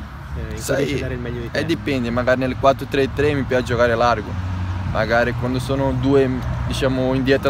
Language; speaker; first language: Italian; non-native, fluent; Portuguese